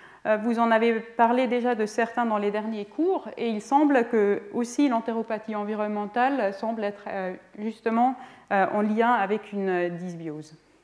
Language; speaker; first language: French; non-native, fluent; Swiss German